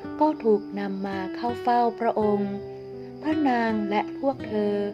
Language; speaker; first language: Thai; native; Thai